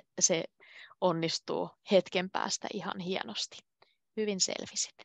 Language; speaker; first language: Finnish; native; Finnish